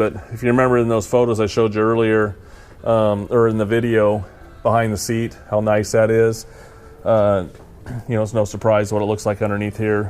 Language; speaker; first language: English; native; English